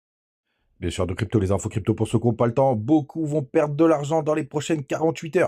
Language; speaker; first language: French; native; French